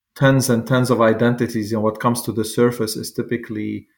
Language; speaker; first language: English; non-native, fluent; Arabic